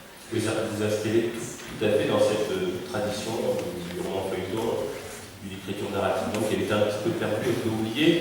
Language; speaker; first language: French; native; French